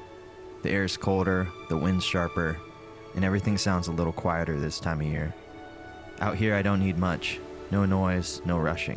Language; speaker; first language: English; native; English